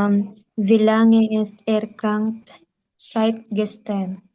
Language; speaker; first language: German; non-native, learner; Filipino